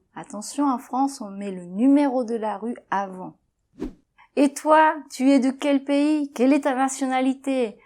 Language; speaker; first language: French; native; French